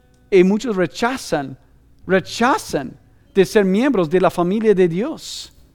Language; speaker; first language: Spanish; non-native, fluent; English